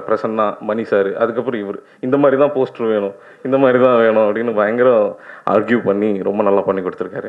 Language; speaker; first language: Tamil; native; Tamil